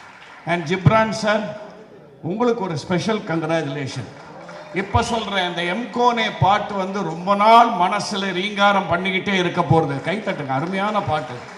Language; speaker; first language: Tamil; native; Tamil